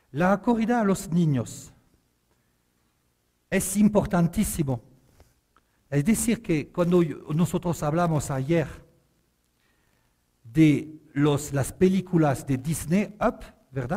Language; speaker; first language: Spanish; non-native, fluent; French